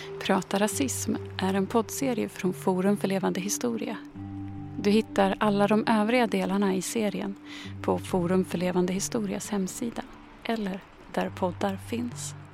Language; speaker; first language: Swedish; native; Swedish